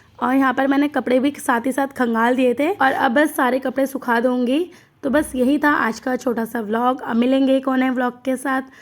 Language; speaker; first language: Hindi; non-native, local second language; Bangla